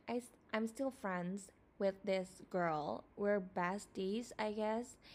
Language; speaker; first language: English; non-native, fluent; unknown